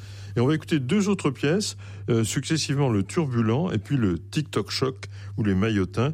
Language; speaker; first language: French; native; French